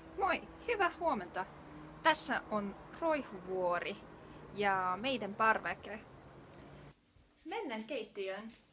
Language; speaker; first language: Finnish; non-native, learner; Estonian